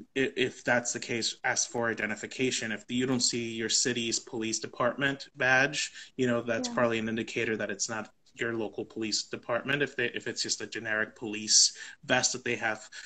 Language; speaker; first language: English; native; English